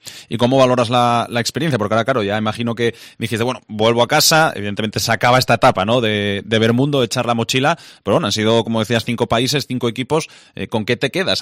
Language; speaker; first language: Spanish; native; Spanish